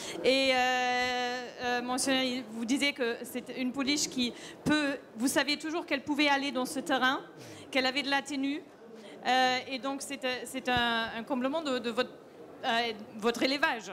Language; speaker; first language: French; native; French